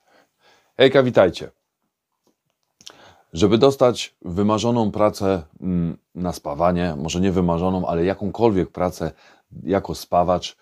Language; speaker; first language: Polish; native; Polish